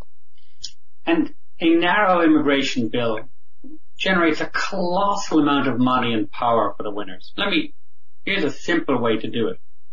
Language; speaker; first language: English; native; English